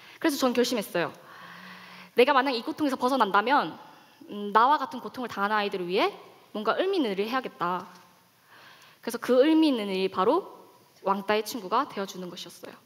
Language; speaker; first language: Korean; native; Korean